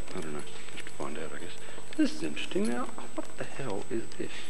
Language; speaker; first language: English; native; English